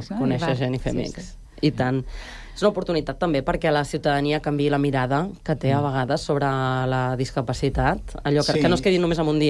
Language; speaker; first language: Catalan; native; Catalan